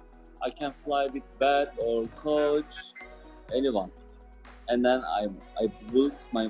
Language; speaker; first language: English; non-native, learner; Turkish